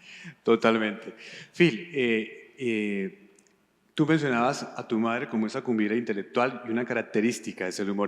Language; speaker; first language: Spanish; native; Spanish